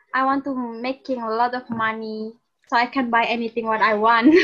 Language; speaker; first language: English; non-native, learner; Indonesian